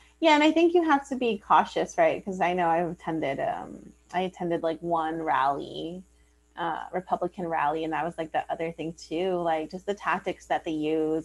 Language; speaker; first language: English; early bilingual, other home language; Spanish